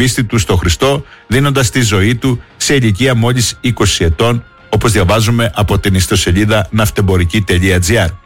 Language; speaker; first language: Greek; native; Greek